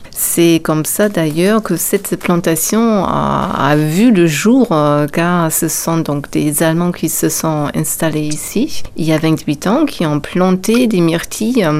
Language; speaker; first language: French; non-native, fluent; German